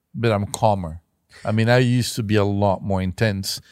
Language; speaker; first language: English; non-native, fluent; Portuguese